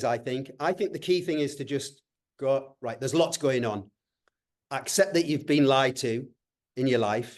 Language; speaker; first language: English; native; English